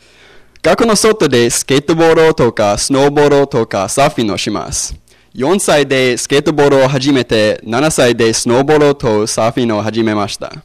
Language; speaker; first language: Japanese; non-native, learner; English